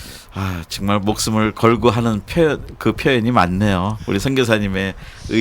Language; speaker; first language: Korean; native; Korean